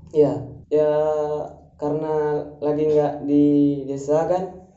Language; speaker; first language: Indonesian; native; Indonesian